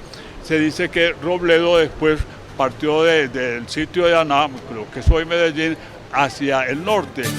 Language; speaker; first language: Spanish; native; Spanish